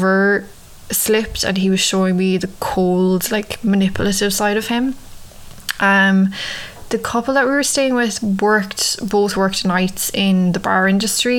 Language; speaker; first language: English; native; English